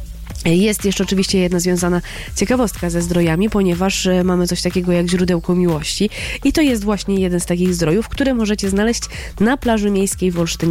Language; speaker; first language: Polish; native; Polish